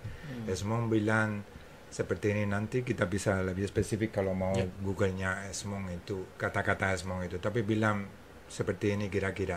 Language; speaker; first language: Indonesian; non-native, fluent; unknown